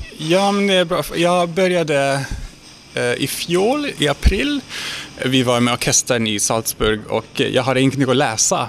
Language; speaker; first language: Swedish; non-native, fluent; Hungarian